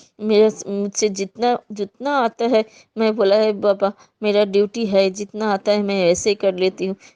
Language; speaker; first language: Hindi; non-native, local second language; Bangla